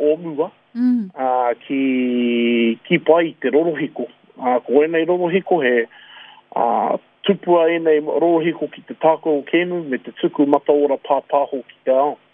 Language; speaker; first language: Māori; non-native, local second language; English